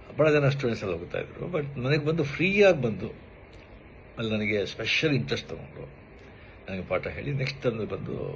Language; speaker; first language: Kannada; non-native, local second language; Marathi